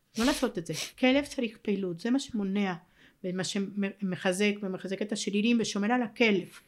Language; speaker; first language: Hebrew; non-native, fluent; Spanish